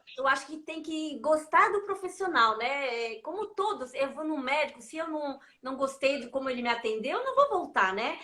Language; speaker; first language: Portuguese; non-native, fluent; French